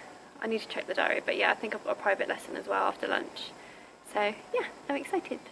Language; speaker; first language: English; native; English